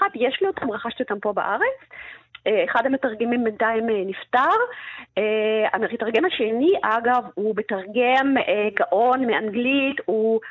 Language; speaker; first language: Hebrew; early bilingual, other home language; Russian